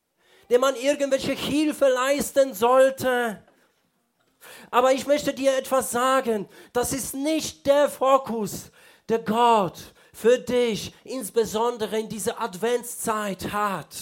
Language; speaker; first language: German; non-native, fluent; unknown